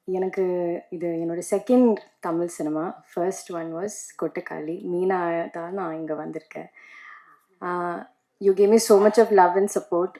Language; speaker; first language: Tamil; non-native, learner; Malayalam